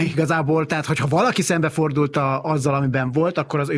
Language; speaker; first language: Hungarian; native; Hungarian